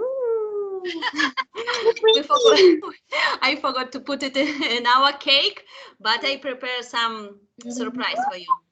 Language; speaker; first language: English; non-native, fluent; Spanish